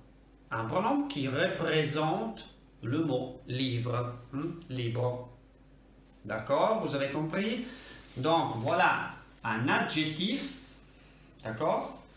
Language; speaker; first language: French; non-native, fluent; Italian